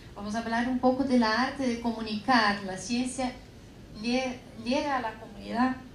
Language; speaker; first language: Spanish; non-native, fluent; Portuguese